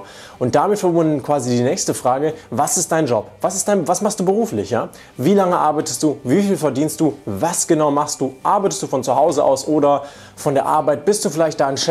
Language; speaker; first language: German; native; German